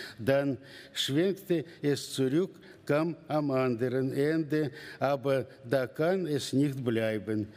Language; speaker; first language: German; non-native, learner; Russian